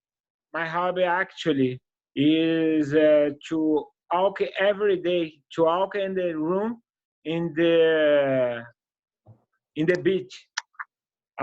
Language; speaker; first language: English; non-native, learner; Portuguese